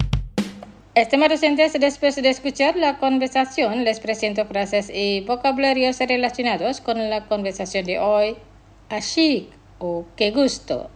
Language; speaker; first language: Spanish; non-native, fluent; Indonesian